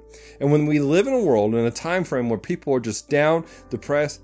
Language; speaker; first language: English; native; English